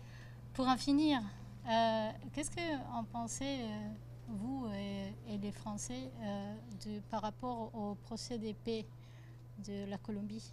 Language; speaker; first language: French; non-native, fluent; Spanish